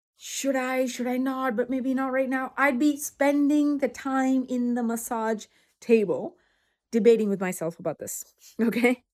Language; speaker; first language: English; non-native, local second language; Tamil